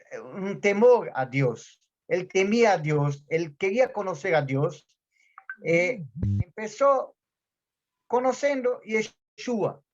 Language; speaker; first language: Spanish; non-native, fluent; Portuguese